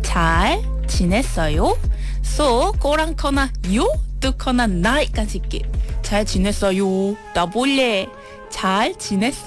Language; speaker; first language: Korean; non-native, learner; Malay